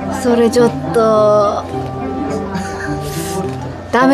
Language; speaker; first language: Japanese; non-native, learner; Korean